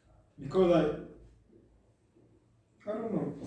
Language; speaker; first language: English; non-native, learner; Turkish